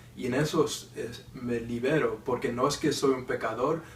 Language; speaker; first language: Spanish; non-native, learner; English